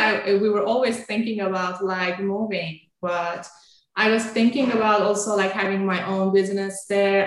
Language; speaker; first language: English; non-native, fluent; Azerbaijani